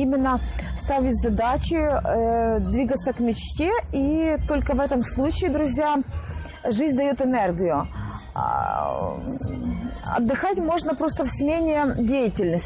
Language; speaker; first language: Russian; native; Russian